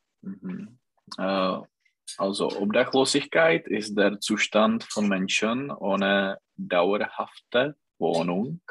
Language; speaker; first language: German; non-native, learner; Czech